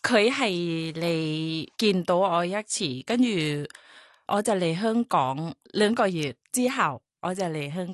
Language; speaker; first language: Cantonese; non-native, learner; Thai